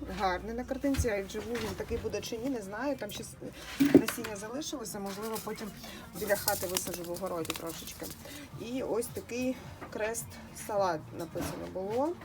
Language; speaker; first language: Ukrainian; non-native, local second language; Russian